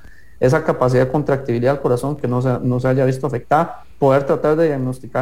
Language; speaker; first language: Spanish; native; Spanish